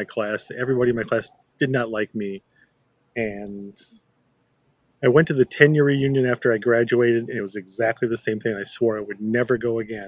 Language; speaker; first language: English; native; English